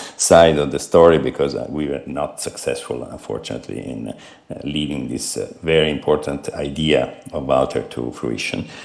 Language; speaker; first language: English; non-native, fluent; Italian